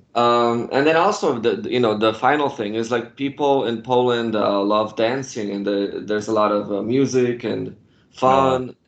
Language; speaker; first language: English; non-native, fluent; Polish